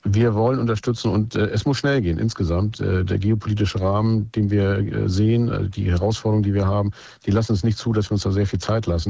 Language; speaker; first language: German; native; German